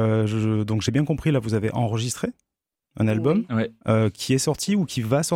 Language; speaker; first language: French; native; French